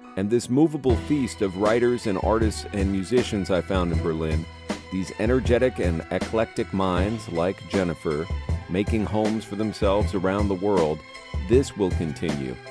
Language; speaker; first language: English; native; English